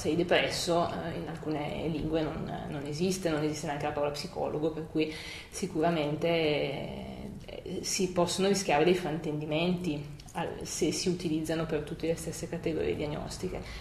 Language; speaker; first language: Italian; native; Italian